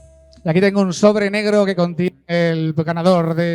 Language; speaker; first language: Spanish; native; Spanish